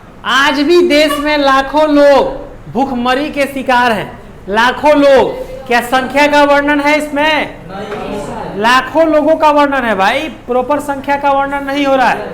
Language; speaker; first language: Hindi; non-native, local second language; Bhojpuri